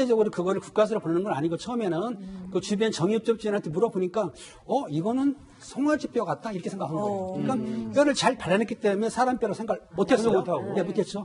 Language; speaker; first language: Korean; native; Korean